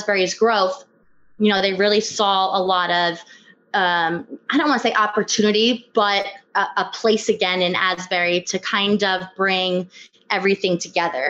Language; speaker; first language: English; native; English